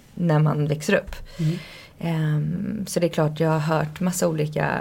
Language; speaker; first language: Swedish; early bilingual, heritage; Swedish